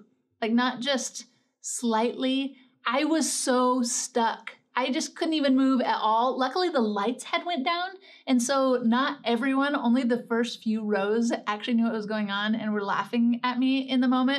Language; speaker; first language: English; native; English